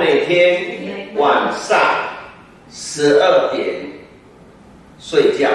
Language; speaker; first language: Chinese; non-native, learner; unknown